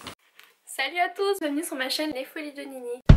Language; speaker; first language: French; native; French